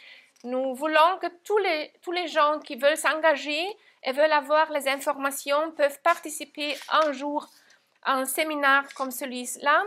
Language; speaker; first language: French; non-native, fluent; German